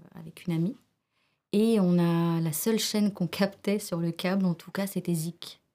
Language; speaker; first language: French; early bilingual, other home language; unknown